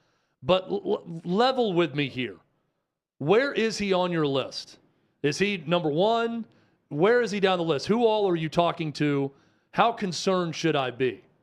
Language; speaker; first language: English; native; English